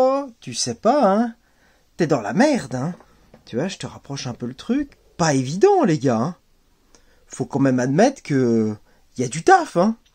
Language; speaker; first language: French; native; French